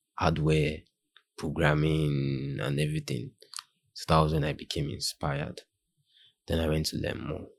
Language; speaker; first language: English; non-native, local second language; Yoruba